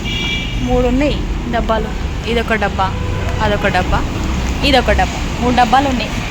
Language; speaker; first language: Telugu; native; Telugu